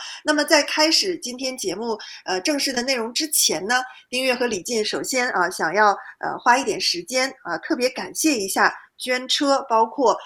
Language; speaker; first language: Chinese; native; Chinese